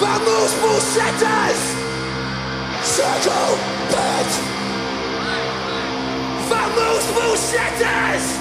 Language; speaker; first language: Portuguese; non-native, learner; English